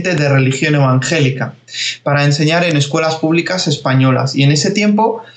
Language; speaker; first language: Spanish; early bilingual, other home language; Georgian